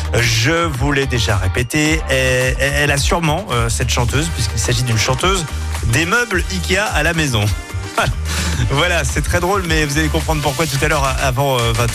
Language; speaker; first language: French; native; French